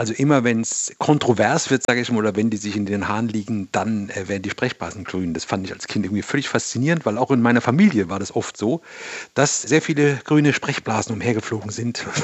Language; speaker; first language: German; native; German